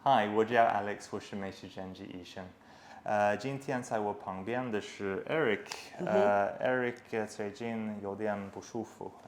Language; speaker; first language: Chinese; non-native, learner; English